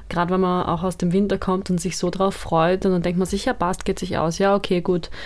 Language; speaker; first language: German; native; German